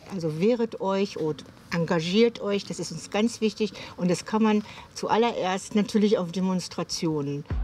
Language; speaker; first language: German; native; German